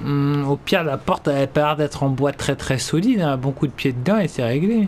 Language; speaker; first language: French; native; French